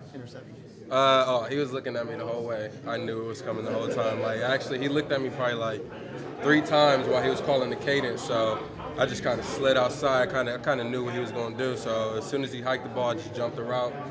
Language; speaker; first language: English; native; English